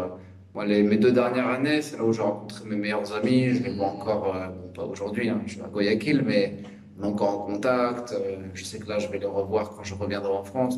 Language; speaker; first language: French; native; French